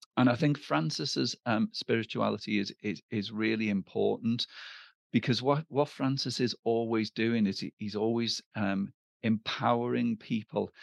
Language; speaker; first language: English; native; English